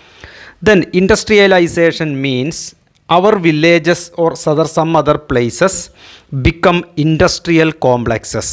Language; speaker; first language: English; non-native, local second language; Malayalam